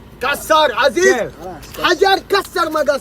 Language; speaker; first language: Arabic; native; Arabic